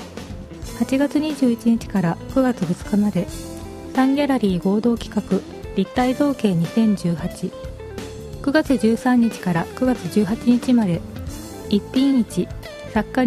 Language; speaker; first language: Japanese; native; Japanese